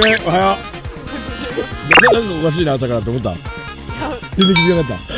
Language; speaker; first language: Japanese; native; Japanese